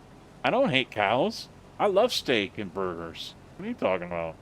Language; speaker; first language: English; native; English